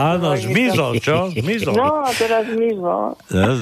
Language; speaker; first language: Slovak; native; Slovak